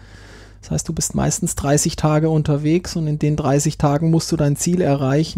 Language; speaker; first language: German; native; German